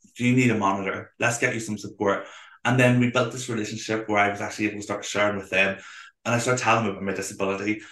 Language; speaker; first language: English; native; English